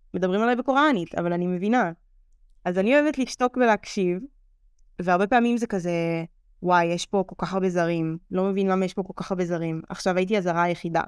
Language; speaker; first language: Hebrew; native; Hebrew